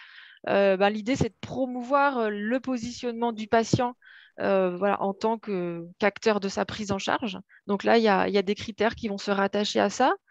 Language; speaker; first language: French; native; French